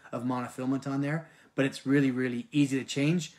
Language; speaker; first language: English; native; English